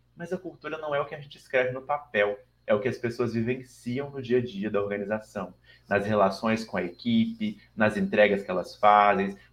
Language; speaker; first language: Portuguese; native; Portuguese